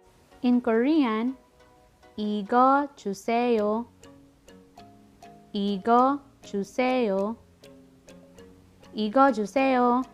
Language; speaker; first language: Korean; non-native, learner; Filipino